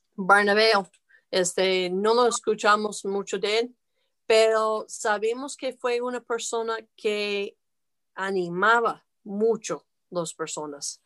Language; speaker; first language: Spanish; non-native, fluent; English